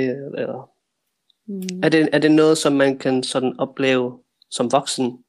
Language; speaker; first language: Danish; early bilingual, heritage; Danish